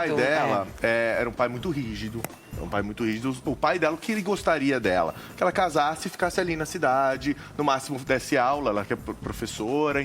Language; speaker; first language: Portuguese; native; Portuguese